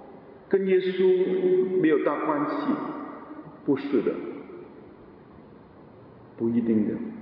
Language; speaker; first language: Chinese; non-native, local second language; Cantonese